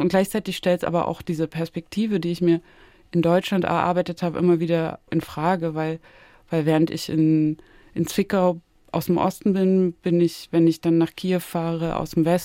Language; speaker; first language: German; native; German